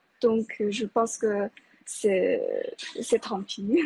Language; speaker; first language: French; non-native, fluent; Chinese